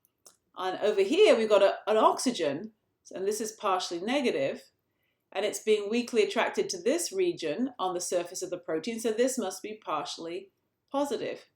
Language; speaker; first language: English; native; English